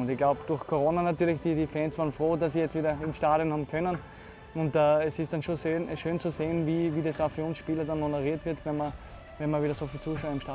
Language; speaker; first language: German; native; German